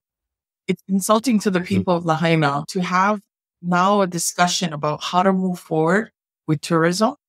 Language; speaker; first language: English; native; English